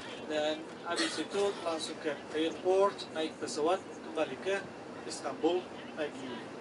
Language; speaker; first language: Indonesian; non-native, fluent; Turkish